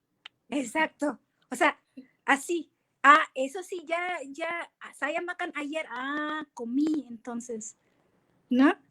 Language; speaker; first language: Spanish; non-native, fluent; Indonesian